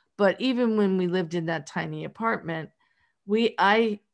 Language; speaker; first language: English; native; English